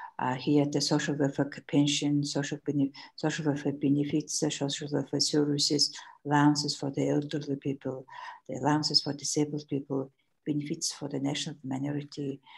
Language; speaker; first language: English; non-native, learner; Mongolian